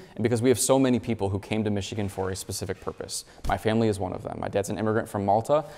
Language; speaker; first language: English; native; English